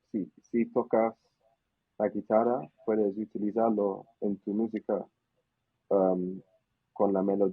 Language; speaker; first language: Spanish; non-native, learner; English